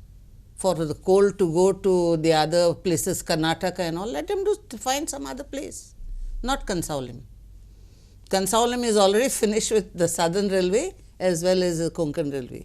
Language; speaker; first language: English; non-native, local second language; Konkani